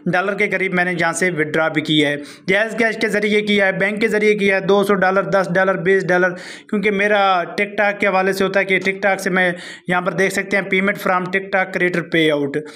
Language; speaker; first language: Urdu; non-native, local second language; Punjabi